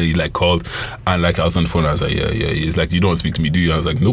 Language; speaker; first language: English; non-native, local second language; Yoruba